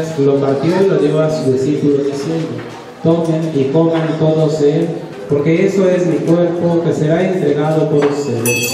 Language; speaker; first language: Spanish; native; Spanish